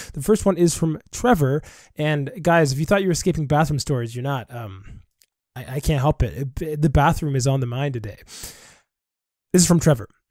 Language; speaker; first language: English; native; English